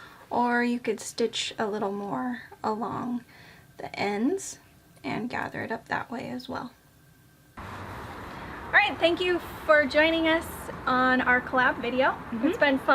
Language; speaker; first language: English; native; English